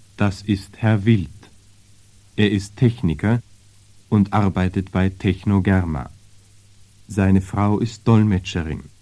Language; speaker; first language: German; native; German